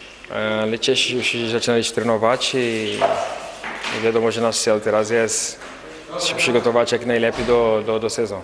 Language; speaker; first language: Polish; non-native, fluent; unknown